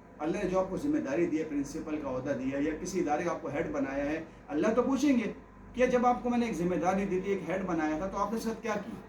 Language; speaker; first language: Urdu; native; Urdu